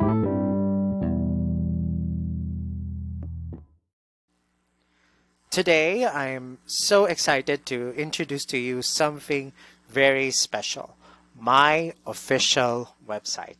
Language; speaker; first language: English; non-native, local second language; Cebuano